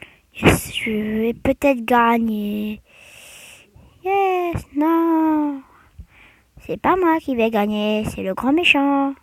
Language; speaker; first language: French; native; French